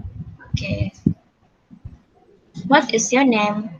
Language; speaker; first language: English; non-native, local second language; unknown